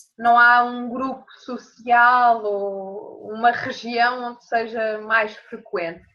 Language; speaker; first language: Portuguese; native; Portuguese